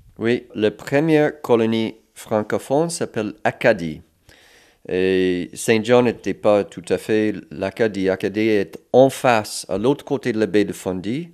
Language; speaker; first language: French; non-native, local second language; English